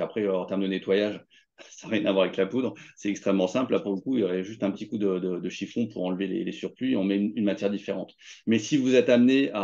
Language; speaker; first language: French; native; French